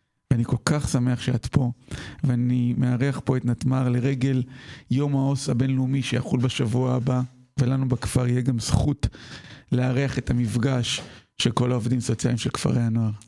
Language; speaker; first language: Hebrew; native; Hebrew